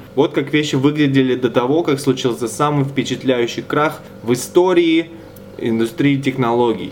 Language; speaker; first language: Russian; native; Russian